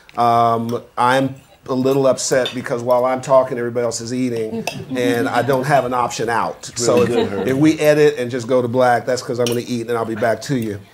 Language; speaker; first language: English; native; English